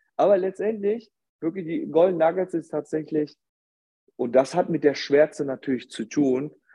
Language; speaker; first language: German; early bilingual, other home language; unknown